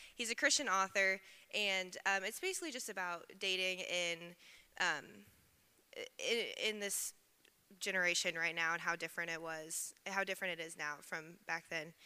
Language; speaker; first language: English; native; English